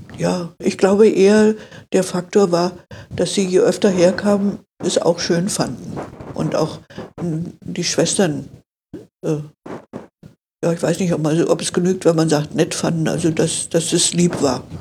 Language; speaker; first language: German; native; German